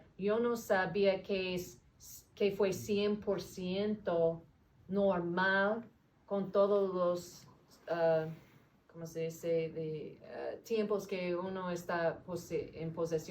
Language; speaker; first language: Spanish; non-native, learner; English